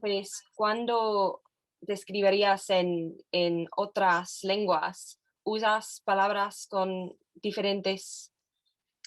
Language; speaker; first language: Spanish; non-native, fluent; English